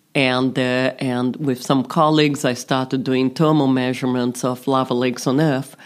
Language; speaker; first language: English; non-native, fluent; Portuguese